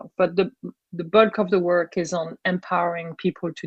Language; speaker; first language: English; non-native, fluent; French